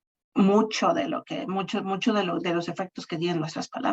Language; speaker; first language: Spanish; native; Spanish